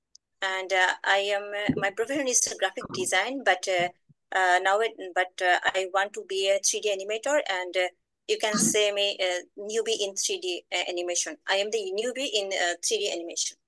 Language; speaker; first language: English; non-native, learner; Bangla